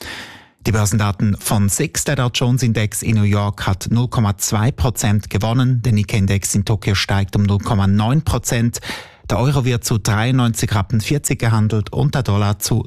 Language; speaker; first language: German; native; German